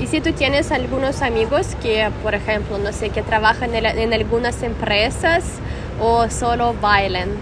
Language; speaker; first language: Spanish; non-native, fluent; Russian